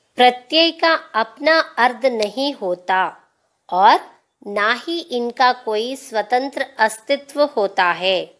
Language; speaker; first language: Hindi; non-native, local second language; Telugu